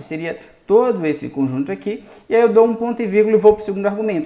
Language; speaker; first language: Portuguese; native; Portuguese